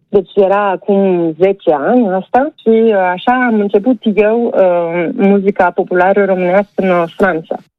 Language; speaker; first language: Romanian; early bilingual, heritage; Romanian